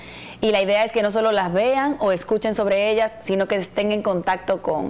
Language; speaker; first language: Spanish; native; Spanish